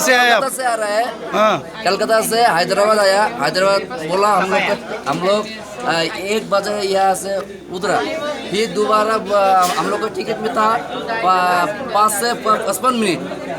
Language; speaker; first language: Hindi; non-native, local second language; Bangla